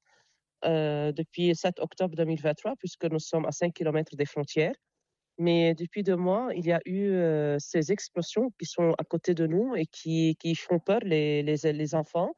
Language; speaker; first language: French; non-native, local second language; Arabic